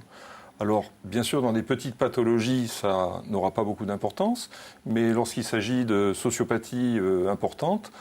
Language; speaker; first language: French; native; French